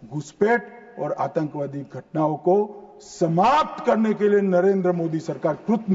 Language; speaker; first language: Hindi; native; Hindi